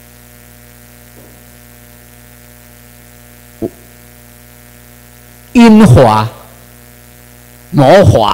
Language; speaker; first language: Chinese; non-native, local second language; Min Nan Chinese